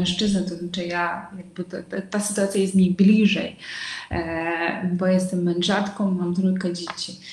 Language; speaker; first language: Polish; non-native, fluent; Uzbek